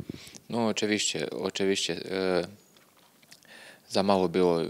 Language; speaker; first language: Polish; non-native, learner; Serbian